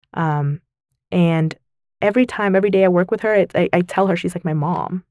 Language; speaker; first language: English; early bilingual, other home language; Vietnamese